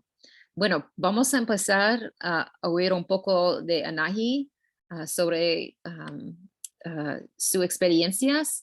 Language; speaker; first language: Spanish; non-native, learner; English